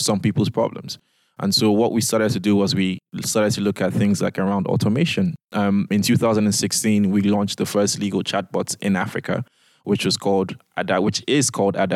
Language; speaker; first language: English; non-native, local second language; Yoruba